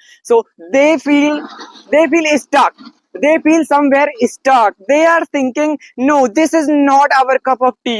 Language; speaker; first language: English; non-native, learner; Hindi